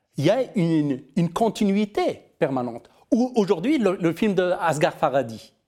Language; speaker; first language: French; non-native, fluent; Persian